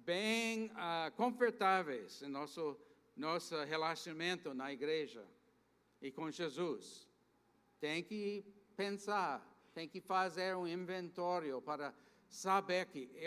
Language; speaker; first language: Portuguese; non-native, fluent; English